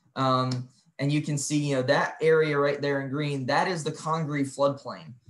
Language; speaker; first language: English; native; English